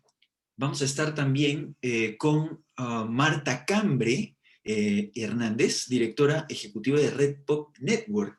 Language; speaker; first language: Spanish; native; Spanish